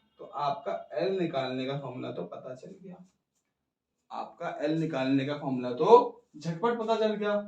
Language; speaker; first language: Hindi; native; Hindi